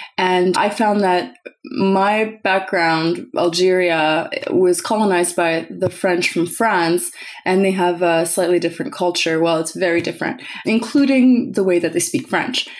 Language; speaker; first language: English; early bilingual, other home language; French